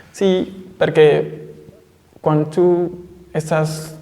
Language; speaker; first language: Catalan; non-native, fluent; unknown